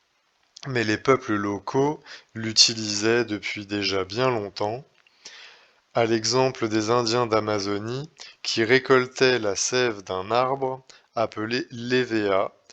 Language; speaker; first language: French; native; French